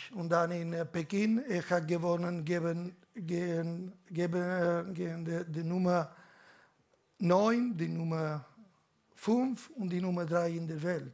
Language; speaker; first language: German; non-native, learner; Catalan